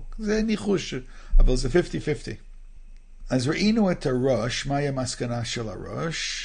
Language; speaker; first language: Hebrew; non-native, fluent; English